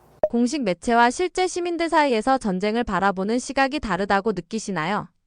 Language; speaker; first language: Korean; native; Korean